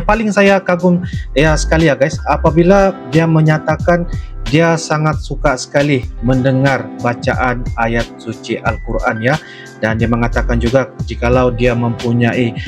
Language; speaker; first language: Indonesian; non-native, local second language; Malay